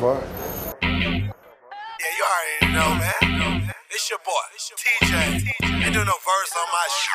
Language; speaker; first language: English; native; English